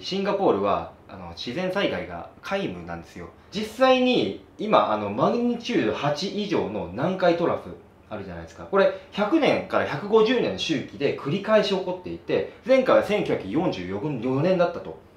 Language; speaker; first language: Japanese; native; Japanese